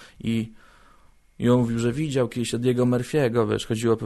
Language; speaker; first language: Polish; native; Polish